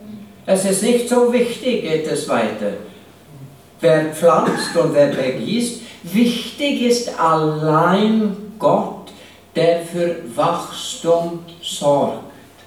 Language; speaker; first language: German; non-native, fluent; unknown